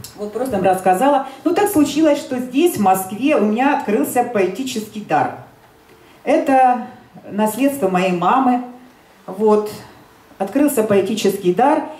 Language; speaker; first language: Russian; native; Russian